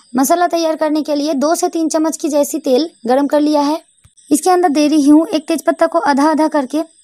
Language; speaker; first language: Hindi; non-native, local second language; Bangla